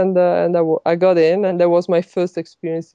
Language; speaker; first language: English; non-native, fluent; Italian